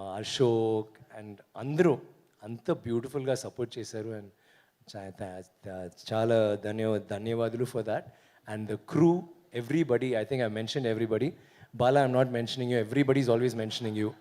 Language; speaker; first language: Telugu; non-native, learner; Tamil